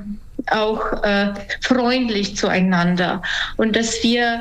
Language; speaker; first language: German; non-native, fluent; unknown